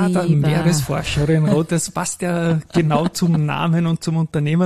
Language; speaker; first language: German; native; German